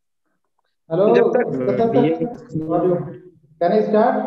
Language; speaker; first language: English; non-native, learner; Malayalam